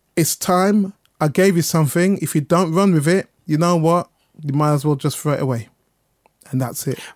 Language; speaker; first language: English; native; English